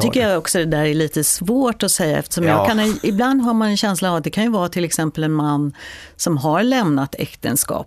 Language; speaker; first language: Swedish; native; Swedish